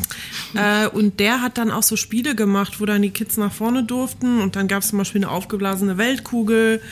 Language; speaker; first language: German; early bilingual, other home language; Polish